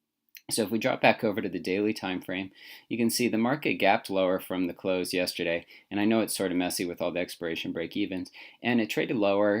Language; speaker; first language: English; native; English